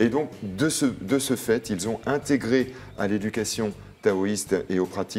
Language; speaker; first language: French; native; French